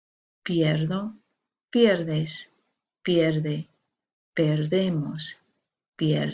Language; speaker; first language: Spanish; non-native, fluent; English